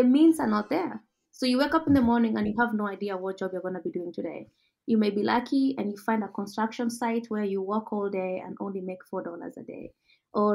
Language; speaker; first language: English; non-native, local second language; Kalenjin